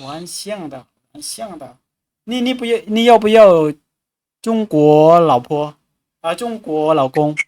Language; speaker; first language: Chinese; non-native, fluent; Lao